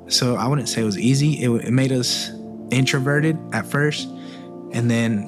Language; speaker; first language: English; early bilingual, other home language; Spanish